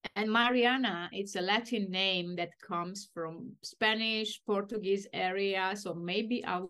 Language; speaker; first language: English; non-native, fluent; Romanian